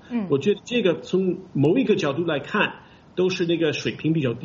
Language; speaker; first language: Chinese; non-native, fluent; English